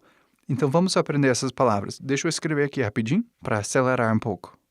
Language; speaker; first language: Portuguese; non-native, fluent; English